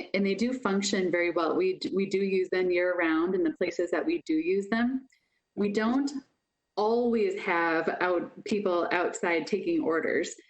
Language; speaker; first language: English; native; English